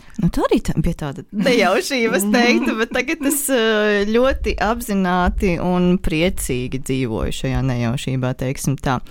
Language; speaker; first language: Latvian; native; Latvian